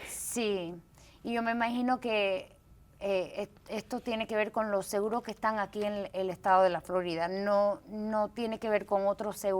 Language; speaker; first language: Spanish; early bilingual, heritage; Spanish